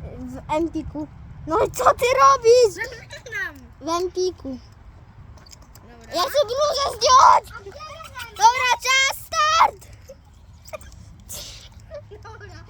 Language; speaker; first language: Polish; native; Polish